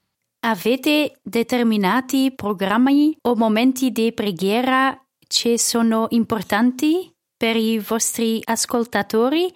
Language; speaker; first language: Italian; non-native, learner; Dutch